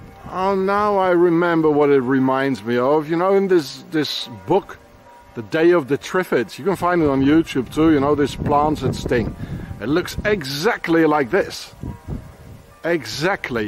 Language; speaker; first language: English; non-native, fluent; French